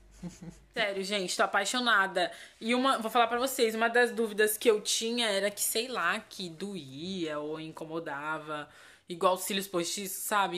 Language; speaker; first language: Portuguese; native; Portuguese